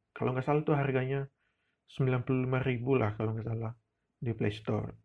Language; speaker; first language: Indonesian; non-native, local second language; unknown